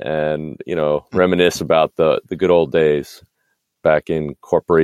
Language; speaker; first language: English; native; English